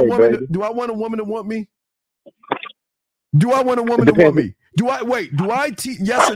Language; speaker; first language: English; native; English